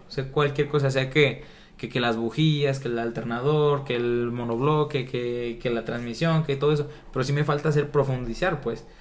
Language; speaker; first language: Spanish; native; Spanish